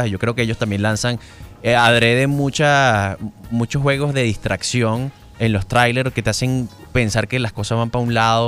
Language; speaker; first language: Spanish; native; Spanish